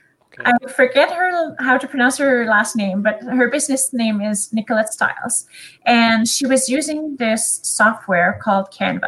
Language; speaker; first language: English; non-native, fluent; French